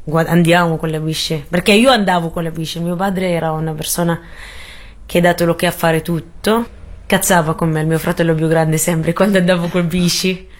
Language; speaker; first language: Italian; non-native, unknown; Arabic